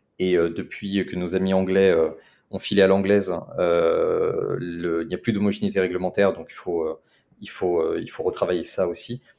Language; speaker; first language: French; native; French